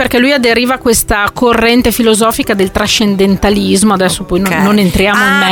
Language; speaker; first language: Italian; native; Italian